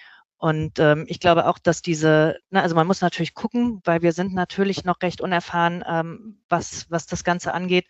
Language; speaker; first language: German; native; German